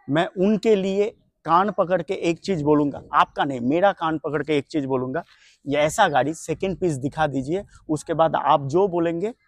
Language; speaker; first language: Hindi; non-native, local second language; Bangla